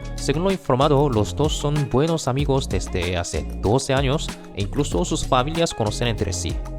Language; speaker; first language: Spanish; non-native, fluent; Korean